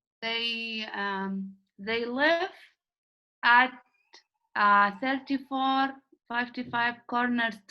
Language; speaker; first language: English; non-native, learner; Arabic